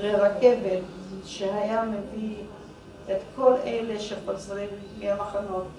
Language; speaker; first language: Hebrew; non-native, fluent; Hungarian